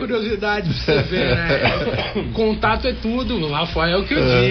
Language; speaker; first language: Portuguese; native; Portuguese